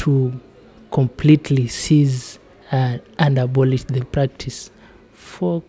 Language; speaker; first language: English; non-native, local second language; Kalenjin